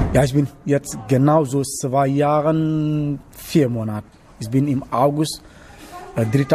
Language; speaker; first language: German; non-native, learner; Wolof